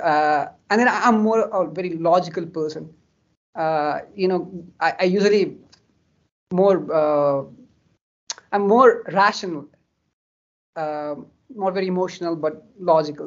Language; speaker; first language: English; non-native, local second language; Nepali